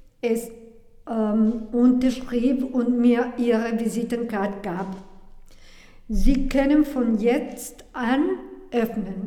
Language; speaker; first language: German; non-native, learner; Spanish